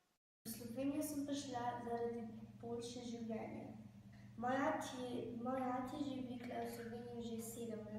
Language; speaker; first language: Slovenian; non-native, learner; Albanian